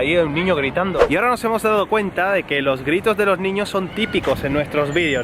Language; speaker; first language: Spanish; native; Spanish